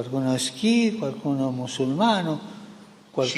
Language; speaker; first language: Italian; non-native, fluent; Spanish